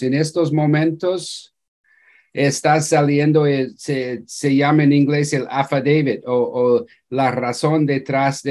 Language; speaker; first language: Spanish; non-native, fluent; English